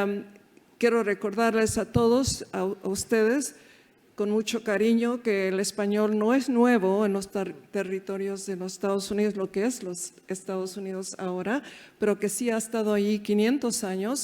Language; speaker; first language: Spanish; early bilingual, heritage; Spanish